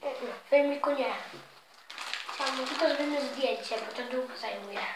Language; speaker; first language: Polish; early bilingual, heritage; Polish